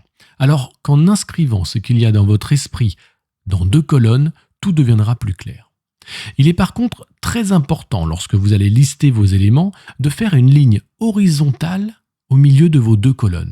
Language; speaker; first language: French; native; French